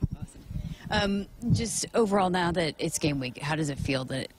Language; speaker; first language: English; native; English